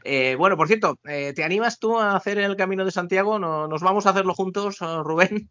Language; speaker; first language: Spanish; native; Spanish